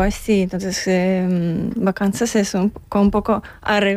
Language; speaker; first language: Spanish; non-native, learner; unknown